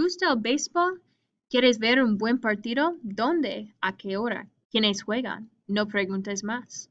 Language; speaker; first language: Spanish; non-native, fluent; English